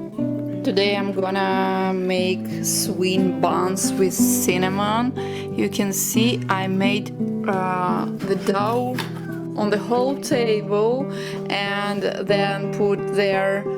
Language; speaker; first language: English; non-native, learner; Russian